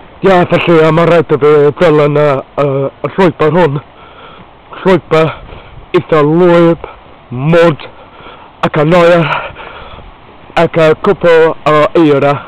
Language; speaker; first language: Welsh; non-native, learner; English